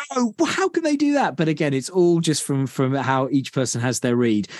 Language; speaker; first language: English; native; English